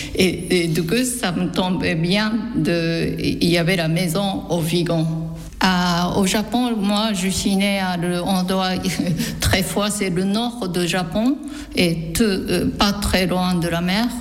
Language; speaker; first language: French; non-native, fluent; Japanese